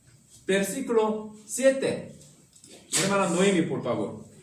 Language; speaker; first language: Spanish; non-native, learner; Korean